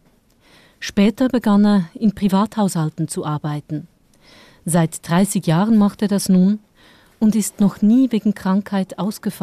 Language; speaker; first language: German; native; German